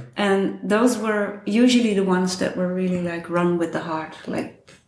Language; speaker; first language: English; non-native, fluent; Dutch